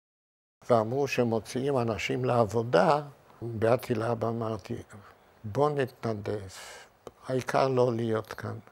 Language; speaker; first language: Hebrew; non-native, fluent; Yiddish